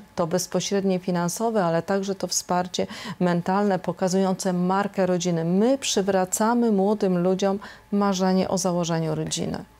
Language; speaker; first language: Polish; native; Polish